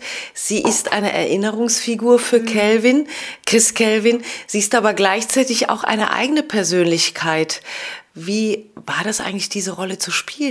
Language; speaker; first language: German; native; German